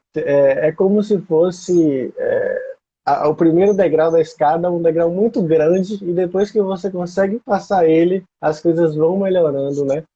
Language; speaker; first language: Portuguese; native; Portuguese